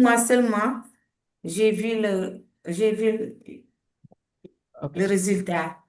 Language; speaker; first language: French; non-native, learner; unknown